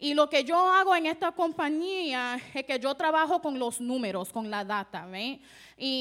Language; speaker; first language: Spanish; early bilingual, heritage; Spanish